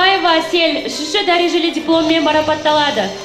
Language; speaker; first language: Kazakh; native; Kazakh